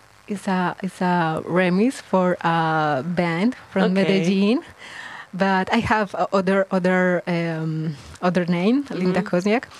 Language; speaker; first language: English; non-native, learner; Spanish